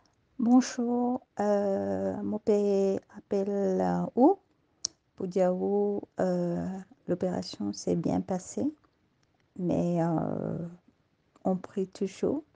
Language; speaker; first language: French; non-native, learner; Morisyen